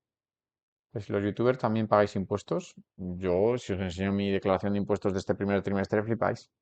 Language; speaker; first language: Spanish; native; Spanish